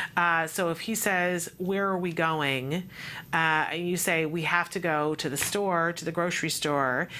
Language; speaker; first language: English; native; English